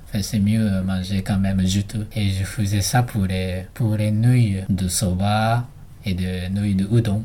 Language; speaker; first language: French; non-native, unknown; Japanese